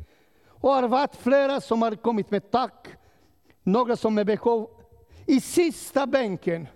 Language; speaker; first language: Swedish; non-native, learner; Romanian